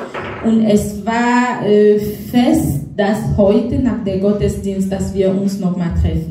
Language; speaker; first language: German; non-native, learner; French